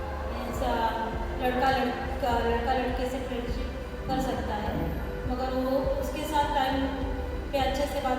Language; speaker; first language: Hindi; non-native, local second language; Marathi